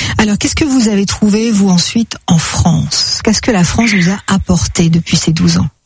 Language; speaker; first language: French; native; French